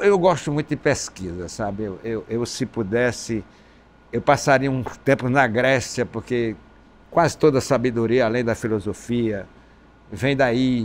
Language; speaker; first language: Portuguese; native; Portuguese